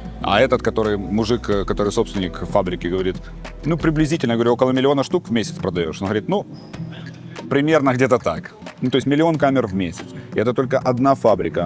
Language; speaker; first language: Russian; native; Russian